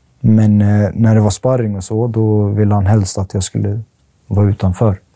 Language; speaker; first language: Swedish; early bilingual, other home language; Arabic